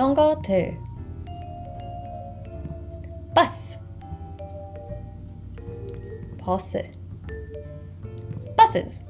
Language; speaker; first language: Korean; non-native, fluent; English